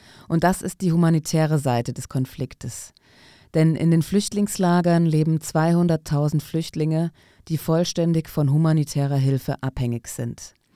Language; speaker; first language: German; non-native, fluent; Arabic